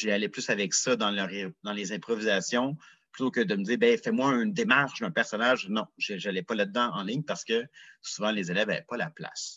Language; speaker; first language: French; native; French